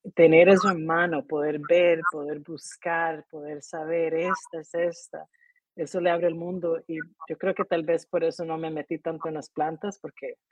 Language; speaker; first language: Spanish; native; Spanish